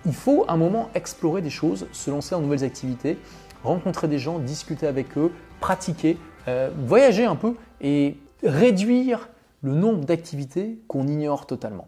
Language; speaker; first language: French; native; French